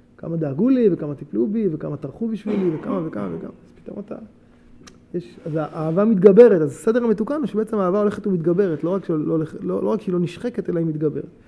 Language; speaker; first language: Hebrew; native; Hebrew